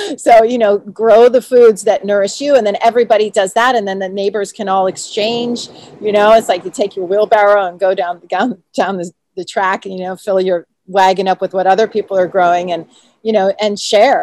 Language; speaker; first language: English; native; English